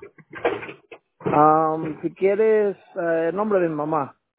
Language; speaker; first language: Spanish; early bilingual, heritage; Spanish